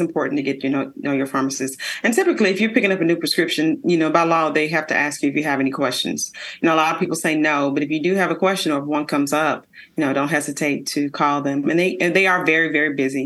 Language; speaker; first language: English; native; English